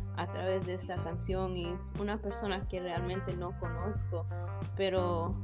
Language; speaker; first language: Spanish; early bilingual, heritage; English